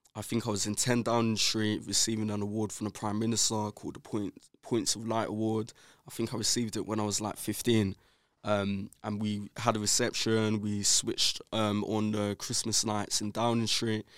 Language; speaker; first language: English; native; English